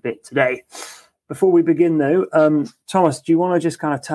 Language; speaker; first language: English; native; English